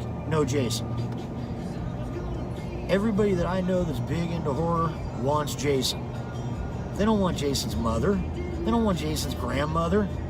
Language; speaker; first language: English; native; English